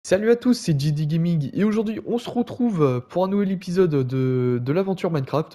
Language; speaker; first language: French; native; French